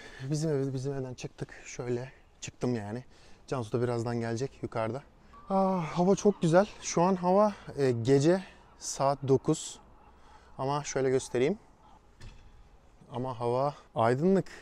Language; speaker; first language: Turkish; native; Turkish